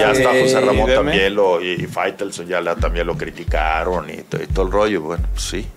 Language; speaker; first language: Spanish; native; Spanish